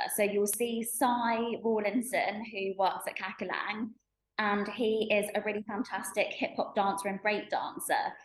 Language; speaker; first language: English; native; English